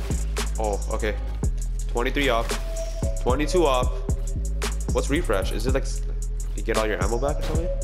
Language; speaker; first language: English; native; English